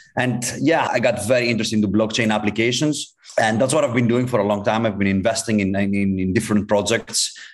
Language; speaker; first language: English; non-native, fluent; Greek